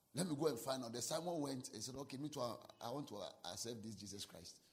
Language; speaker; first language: English; non-native, local second language; Akan